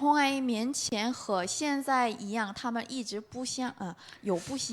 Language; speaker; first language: Chinese; non-native, learner; Korean